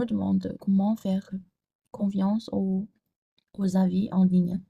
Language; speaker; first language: French; non-native, learner; Chinese